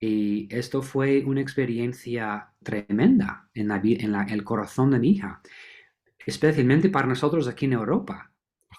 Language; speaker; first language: Spanish; non-native, fluent; English